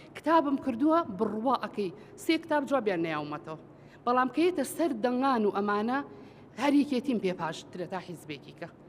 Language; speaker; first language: Central Kurdish; native; Central Kurdish